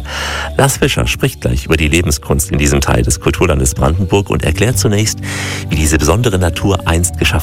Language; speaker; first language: German; native; German